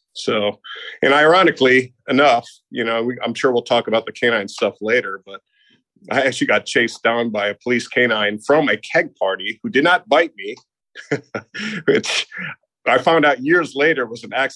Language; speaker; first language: English; native; English